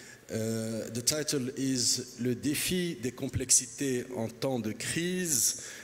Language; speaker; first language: French; non-native, local second language; Arabic